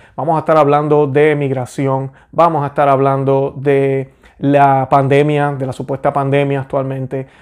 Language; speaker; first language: Spanish; native; Spanish